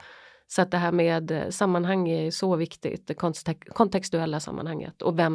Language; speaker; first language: Swedish; native; Swedish